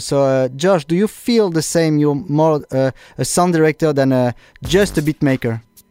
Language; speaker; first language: English; non-native, fluent; French